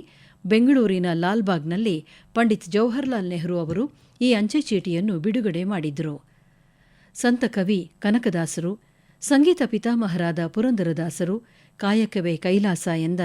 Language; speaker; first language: Kannada; native; Kannada